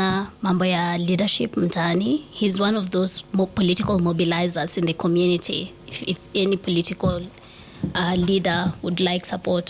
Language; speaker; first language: English; non-native, local second language; Swahili